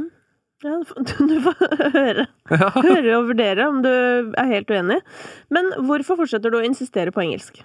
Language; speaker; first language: Norwegian; native; Norwegian